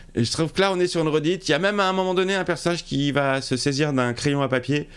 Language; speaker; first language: French; native; French